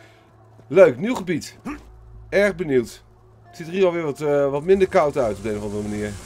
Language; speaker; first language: Dutch; native; Dutch